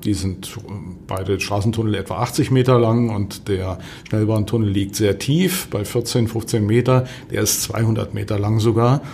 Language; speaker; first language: German; native; German